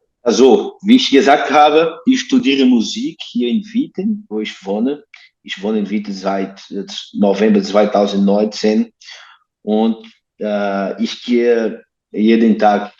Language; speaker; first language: German; non-native, learner; Portuguese